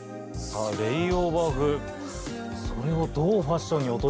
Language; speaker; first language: Japanese; native; Japanese